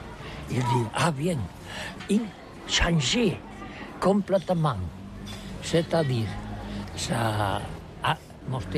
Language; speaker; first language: French; non-native, learner; Catalan